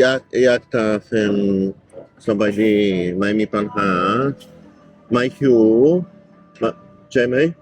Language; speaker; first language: Thai; non-native, learner; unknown